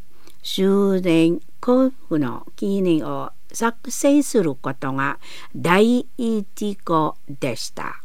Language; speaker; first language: Japanese; non-native, learner; Indonesian